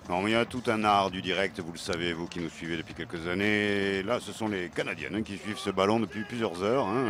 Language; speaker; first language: French; native; French